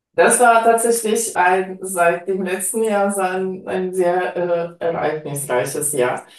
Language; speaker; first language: German; non-native, fluent; Polish